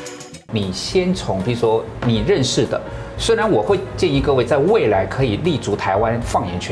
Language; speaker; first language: Chinese; native; Chinese